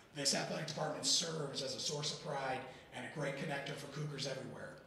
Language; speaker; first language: English; native; English